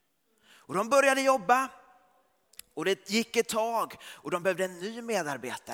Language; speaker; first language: Swedish; early bilingual, heritage; Swedish